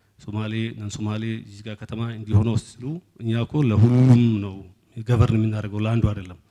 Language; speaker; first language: Amharic; non-native, local second language; Somali